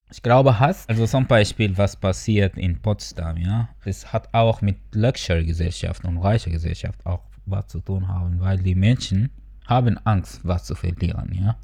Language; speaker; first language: German; non-native, fluent; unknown